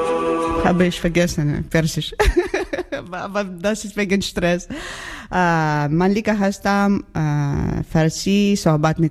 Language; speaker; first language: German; non-native, learner; Ukrainian